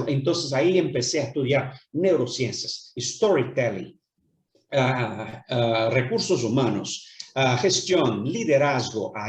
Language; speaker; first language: Spanish; non-native, fluent; Portuguese